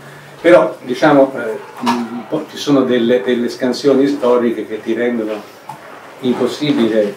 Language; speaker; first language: Italian; native; Italian